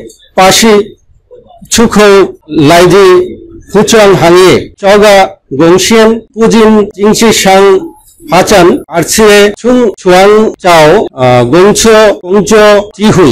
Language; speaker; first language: Chinese; non-native, learner; Bangla